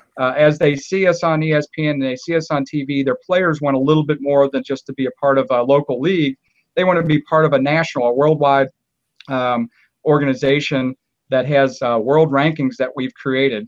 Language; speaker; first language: English; native; English